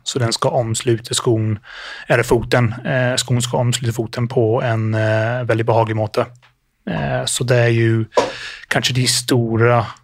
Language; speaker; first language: Swedish; non-native, fluent; English